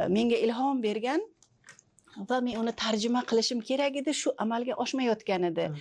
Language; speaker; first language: Uzbek; early bilingual, heritage; Uzbek